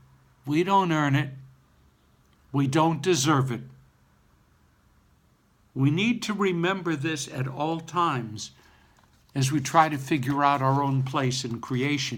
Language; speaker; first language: English; native; English